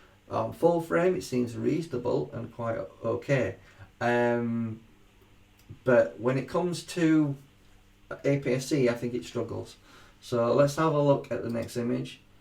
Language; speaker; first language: English; native; English